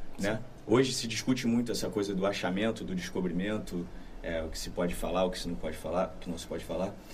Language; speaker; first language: Portuguese; native; Portuguese